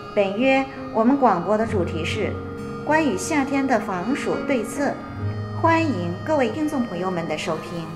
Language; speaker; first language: Chinese; native; Chinese